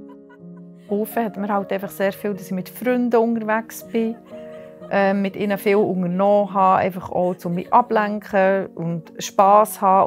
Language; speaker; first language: German; native; German